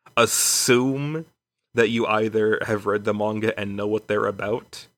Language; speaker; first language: English; native; English